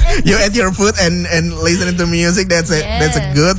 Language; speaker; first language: English; non-native, learner; Indonesian